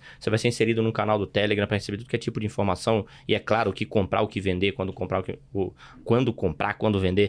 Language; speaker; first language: Portuguese; native; Portuguese